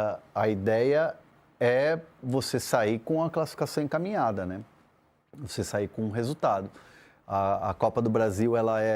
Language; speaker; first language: Portuguese; native; Portuguese